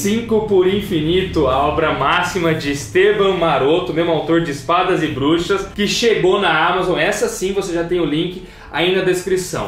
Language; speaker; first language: Portuguese; native; Portuguese